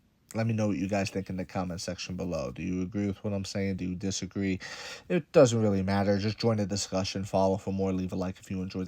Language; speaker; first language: English; native; English